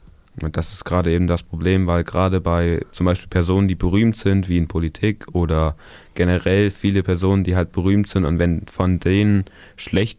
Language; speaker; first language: German; native; German